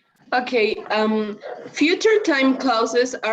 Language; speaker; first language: English; non-native, learner; Spanish